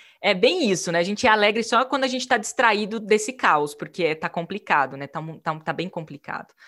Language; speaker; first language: Portuguese; native; Portuguese